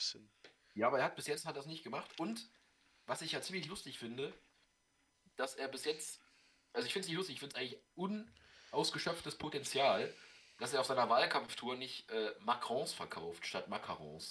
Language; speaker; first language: German; native; German